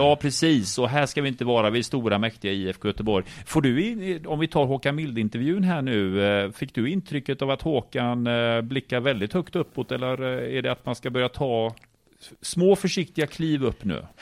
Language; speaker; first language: Swedish; native; Swedish